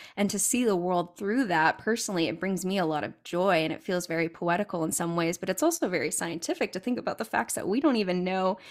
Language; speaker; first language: English; native; English